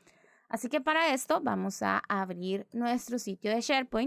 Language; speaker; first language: Spanish; native; Spanish